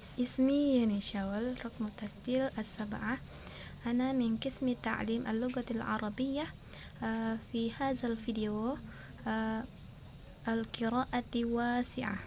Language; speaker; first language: Arabic; non-native, learner; Indonesian